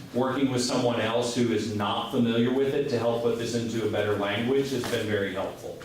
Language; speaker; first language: English; native; English